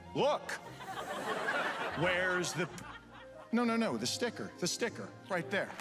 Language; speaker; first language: English; native; English